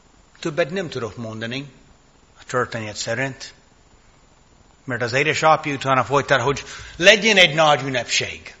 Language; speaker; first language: Hungarian; non-native, fluent; English